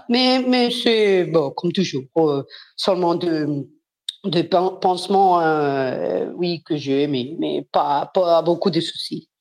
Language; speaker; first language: French; non-native, fluent; Spanish